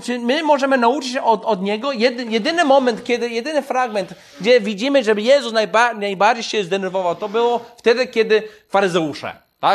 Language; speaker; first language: Polish; non-native, fluent; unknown